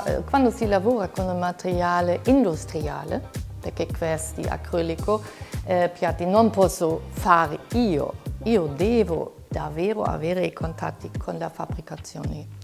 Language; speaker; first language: Italian; non-native, fluent; German